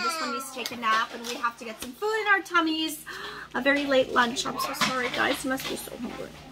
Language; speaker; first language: English; early bilingual, other home language; Japanese